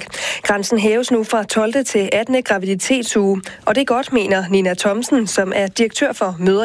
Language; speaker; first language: Danish; native; Danish